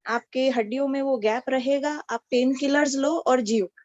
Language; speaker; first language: Hindi; non-native, local second language; Telugu